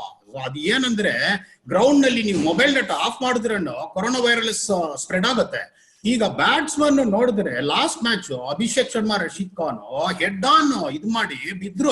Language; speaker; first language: Kannada; non-native, local second language; Tamil